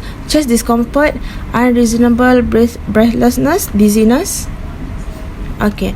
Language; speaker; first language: English; non-native, local second language; Malay